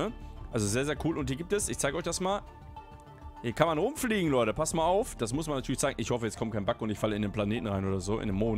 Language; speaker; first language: German; native; German